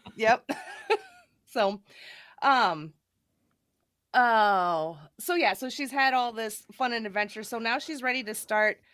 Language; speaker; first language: English; native; English